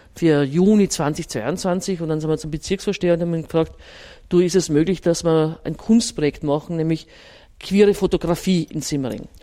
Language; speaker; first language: German; native; German